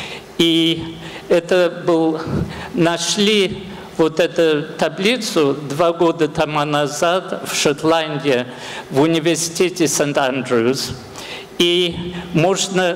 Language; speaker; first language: Russian; non-native, fluent; English